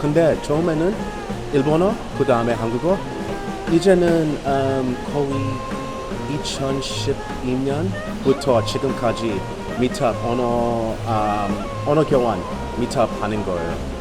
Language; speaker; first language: Korean; non-native, learner; English